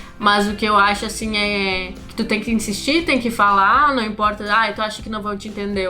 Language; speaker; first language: Portuguese; native; Portuguese